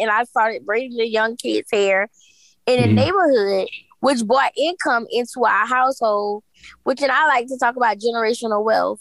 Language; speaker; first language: English; native; English